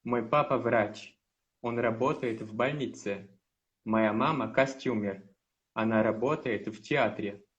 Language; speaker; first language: Russian; non-native, learner; Portuguese